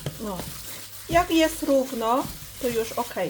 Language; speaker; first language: Polish; non-native, learner; Chinese